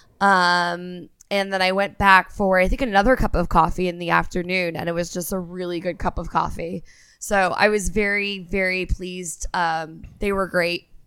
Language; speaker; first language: English; native; English